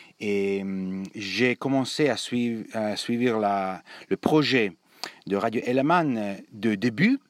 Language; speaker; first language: French; non-native, learner; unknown